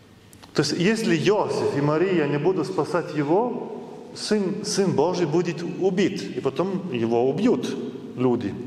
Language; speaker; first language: Russian; non-native, fluent; Lithuanian